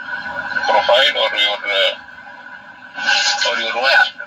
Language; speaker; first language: English; non-native, learner; Arabic